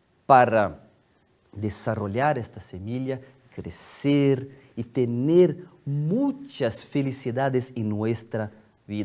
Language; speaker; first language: Spanish; non-native, fluent; Portuguese